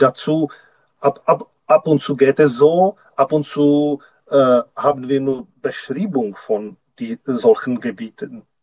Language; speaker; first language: German; non-native, learner; Czech